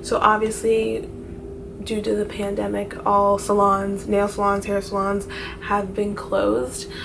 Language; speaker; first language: English; native; English